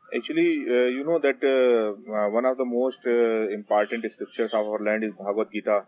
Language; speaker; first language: English; non-native, local second language; Hindi